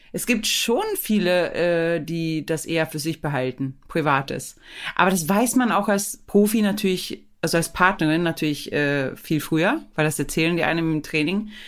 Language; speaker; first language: German; non-native, fluent; Swedish